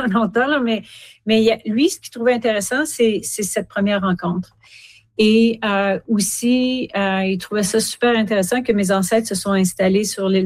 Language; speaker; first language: French; native; French